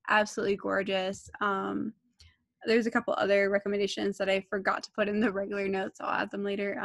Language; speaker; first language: English; native; English